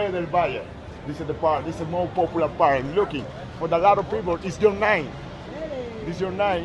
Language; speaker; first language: English; non-native, learner; Spanish